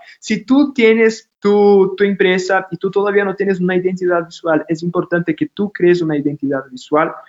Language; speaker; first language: Spanish; non-native, fluent; Portuguese